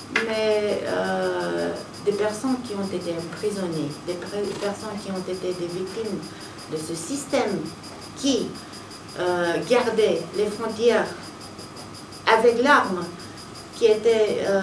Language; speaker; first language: French; non-native, fluent; Romanian